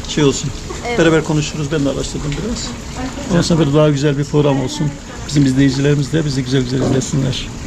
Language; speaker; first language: Turkish; native; Turkish